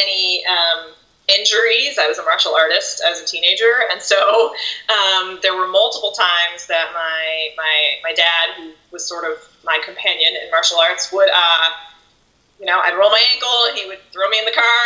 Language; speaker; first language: English; native; English